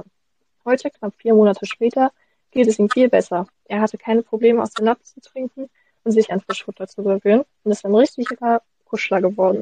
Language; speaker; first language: German; native; German